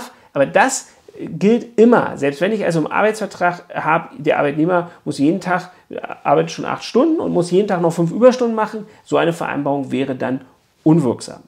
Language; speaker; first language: German; native; German